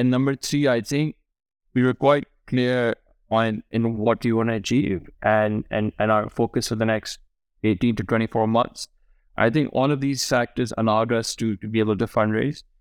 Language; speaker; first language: English; non-native, local second language; Urdu